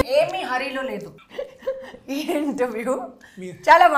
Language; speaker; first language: Telugu; non-native, fluent; Hindi